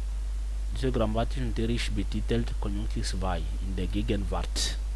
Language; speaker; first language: German; non-native, fluent; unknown